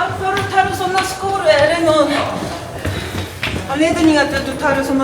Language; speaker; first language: Swedish; non-native, learner; Korean